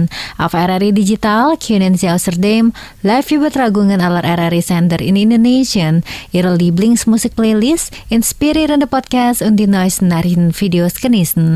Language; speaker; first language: German; non-native, fluent; Indonesian